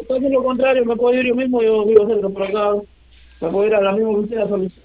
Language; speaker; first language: Spanish; native; Spanish